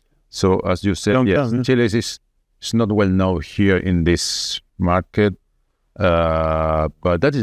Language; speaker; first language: English; non-native, fluent; Spanish